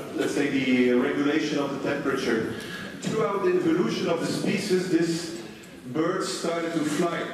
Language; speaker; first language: English; non-native, fluent; Dutch